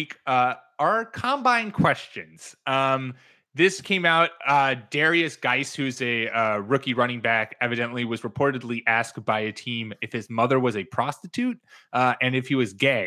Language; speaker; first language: English; native; English